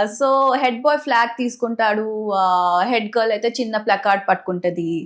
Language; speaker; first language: Telugu; non-native, local second language; Marathi